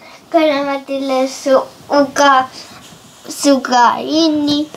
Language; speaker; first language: Indonesian; early bilingual, heritage; Indonesian